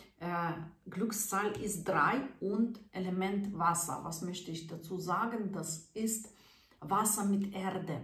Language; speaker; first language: German; non-native, fluent; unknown